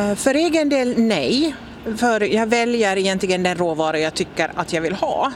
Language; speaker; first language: Swedish; native; Swedish